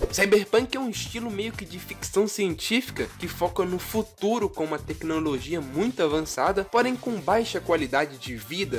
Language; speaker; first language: Portuguese; native; Portuguese